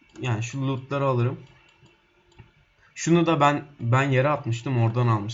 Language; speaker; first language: Turkish; native; Turkish